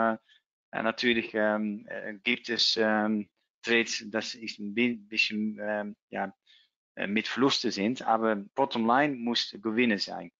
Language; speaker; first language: German; non-native, learner; Dutch